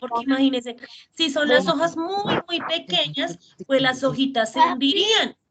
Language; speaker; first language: Spanish; native; Spanish